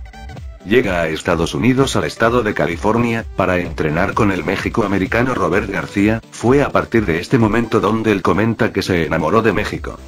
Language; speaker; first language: Spanish; native; Spanish